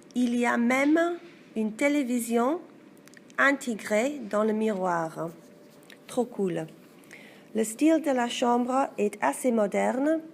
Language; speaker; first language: French; non-native, learner; English